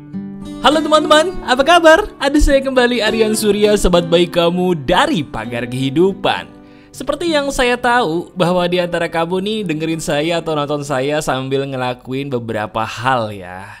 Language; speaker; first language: Indonesian; native; Indonesian